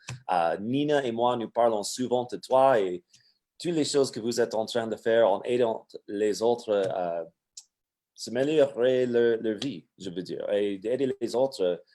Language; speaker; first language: French; non-native, fluent; English